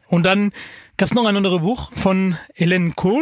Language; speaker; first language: German; non-native, fluent; French